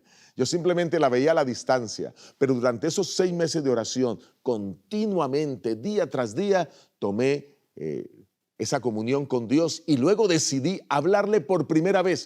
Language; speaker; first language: Spanish; native; Spanish